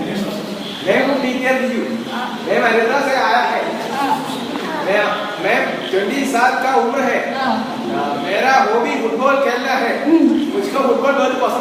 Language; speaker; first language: Hindi; non-native, learner; Malayalam